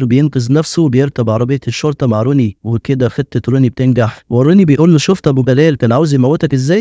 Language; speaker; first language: Arabic; native; Arabic